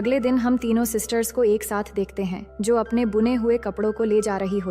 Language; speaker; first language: Hindi; native; Hindi